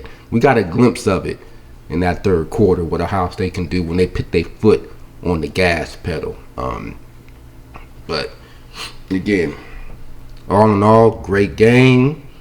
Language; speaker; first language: English; native; English